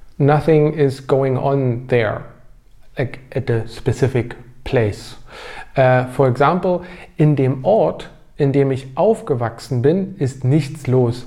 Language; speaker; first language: German; native; German